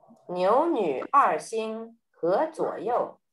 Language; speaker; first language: Chinese; early bilingual, heritage; Chinese